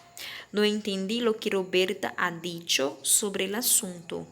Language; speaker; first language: Spanish; non-native, fluent; Portuguese